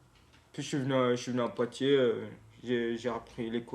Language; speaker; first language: French; non-native, local second language; Comorian